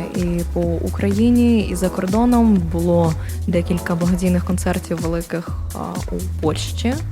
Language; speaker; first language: Ukrainian; native; Ukrainian